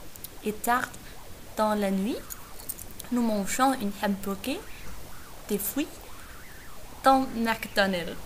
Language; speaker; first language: French; non-native, learner; Danish